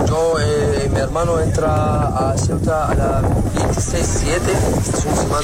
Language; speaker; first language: Spanish; non-native, learner; Arabic